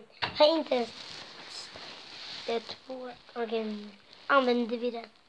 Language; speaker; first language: Swedish; non-native, local second language; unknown